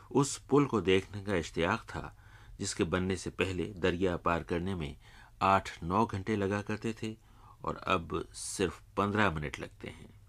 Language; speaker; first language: Urdu; native; Urdu